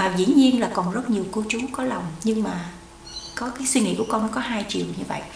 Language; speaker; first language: Vietnamese; native; Vietnamese